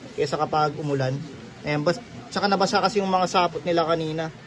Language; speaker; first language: Filipino; non-native, local second language; Iloko